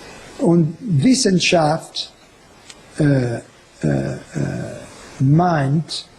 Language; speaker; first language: German; non-native, fluent; French